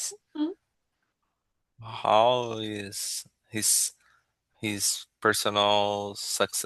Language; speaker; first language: English; non-native, learner; Portuguese